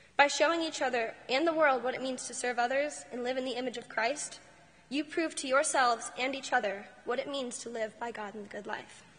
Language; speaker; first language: English; native; English